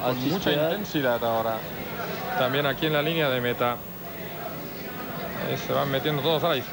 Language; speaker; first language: Spanish; native; Spanish